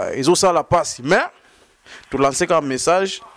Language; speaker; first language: French; non-native, local second language; Lingala